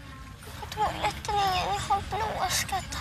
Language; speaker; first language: Swedish; early bilingual, heritage; Swedish